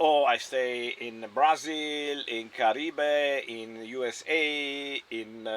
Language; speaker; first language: English; non-native, learner; German